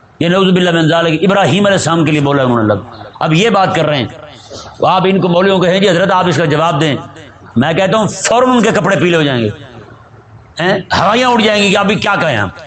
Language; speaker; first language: Urdu; non-native, local second language; Punjabi